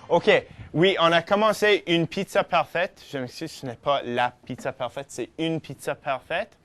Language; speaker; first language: French; non-native, fluent; English